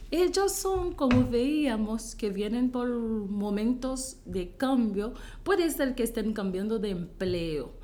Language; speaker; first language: Spanish; non-native, fluent; Haitian Creole